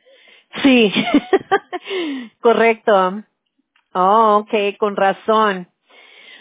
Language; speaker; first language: Spanish; early bilingual, heritage; English